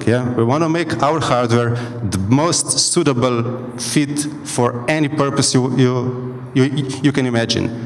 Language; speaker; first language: English; non-native, fluent; Slovenian